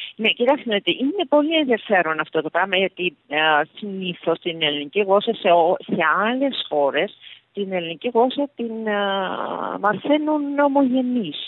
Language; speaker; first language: Greek; early bilingual, heritage; Greek